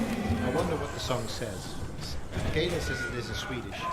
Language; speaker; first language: English; non-native, fluent; Dutch